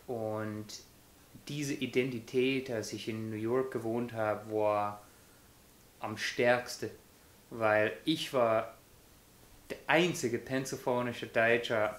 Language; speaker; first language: German; non-native, fluent; English